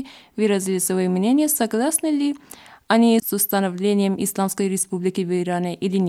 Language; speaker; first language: Russian; non-native, fluent; Persian